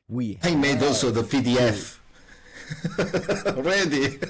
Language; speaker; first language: English; non-native, learner; Italian